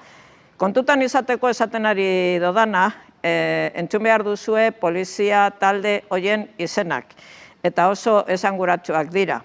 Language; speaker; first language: Basque; native; Basque